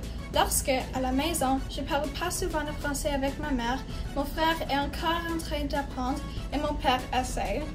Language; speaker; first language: French; non-native, local second language; English